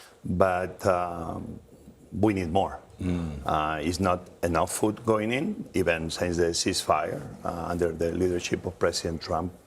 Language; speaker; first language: English; non-native, fluent; Spanish